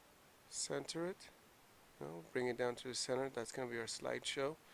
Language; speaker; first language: English; native; English